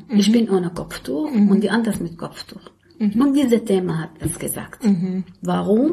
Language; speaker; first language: German; non-native, learner; Arabic